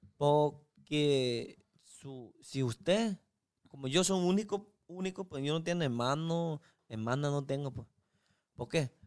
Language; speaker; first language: Spanish; non-native, learner; Chinese